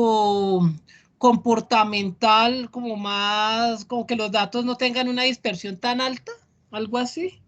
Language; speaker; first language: Spanish; native; Spanish